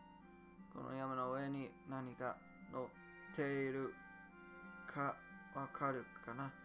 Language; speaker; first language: Japanese; non-native, learner; English